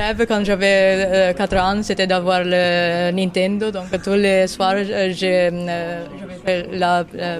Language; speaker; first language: French; non-native, fluent; Italian